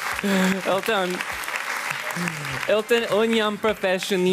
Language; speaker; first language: Albanian; non-native, learner; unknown